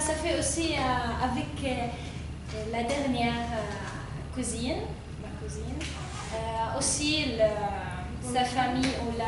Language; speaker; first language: French; non-native, learner; Arabic